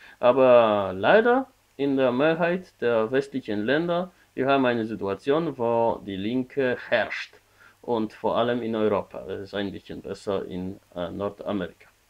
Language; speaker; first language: German; non-native, learner; Polish